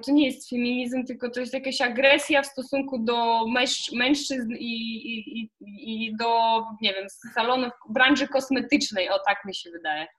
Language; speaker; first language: Polish; non-native, fluent; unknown